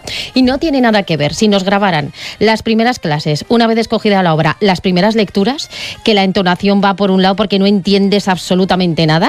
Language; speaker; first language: Spanish; native; Spanish